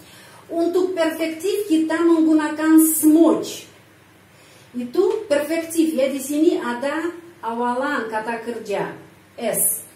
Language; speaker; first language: Indonesian; non-native, fluent; Russian